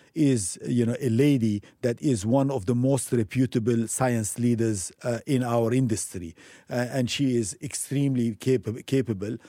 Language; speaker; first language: English; non-native, fluent; Arabic